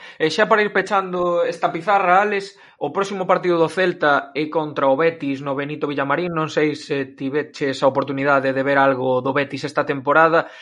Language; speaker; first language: Galician; native; Galician